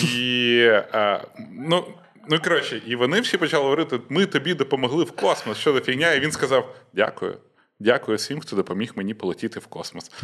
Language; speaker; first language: Ukrainian; non-native, local second language; Russian